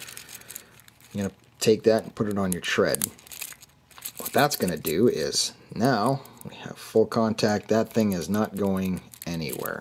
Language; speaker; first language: English; native; English